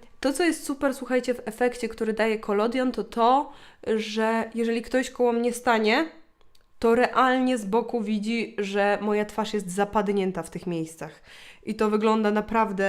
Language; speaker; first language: Polish; native; Polish